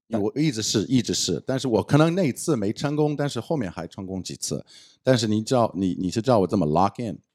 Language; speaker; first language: Chinese; non-native, fluent; English